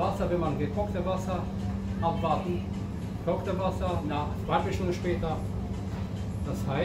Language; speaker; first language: German; non-native, learner; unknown